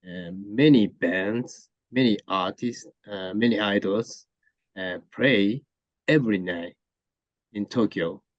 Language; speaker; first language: English; non-native, learner; Japanese